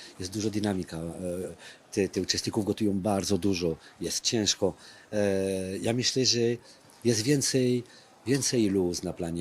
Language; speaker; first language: Polish; non-native, fluent; French